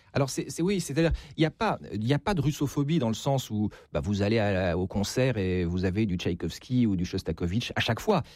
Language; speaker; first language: French; native; French